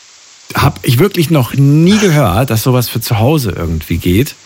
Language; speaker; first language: German; native; German